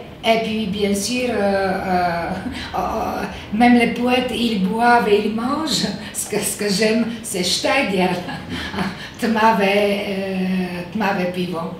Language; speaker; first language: French; non-native, fluent; Bulgarian